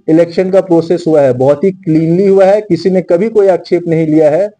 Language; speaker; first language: Hindi; non-native, local second language; Marathi